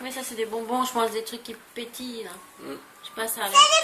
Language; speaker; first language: French; native; French